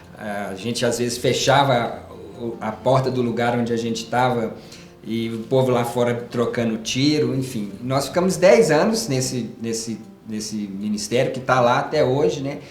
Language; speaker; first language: Portuguese; native; Portuguese